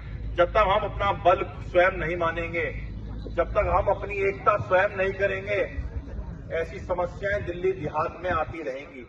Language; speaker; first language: Hindi; native; Hindi